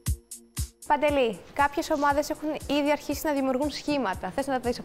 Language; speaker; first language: Greek; native; Greek